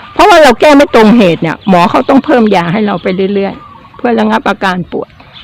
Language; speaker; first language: Thai; native; Thai